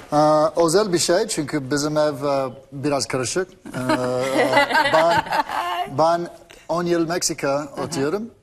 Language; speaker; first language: Turkish; non-native, learner; English